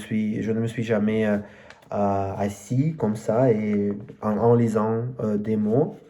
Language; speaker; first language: French; non-native, learner; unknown